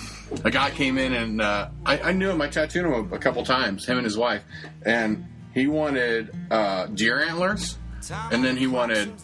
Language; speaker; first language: English; native; English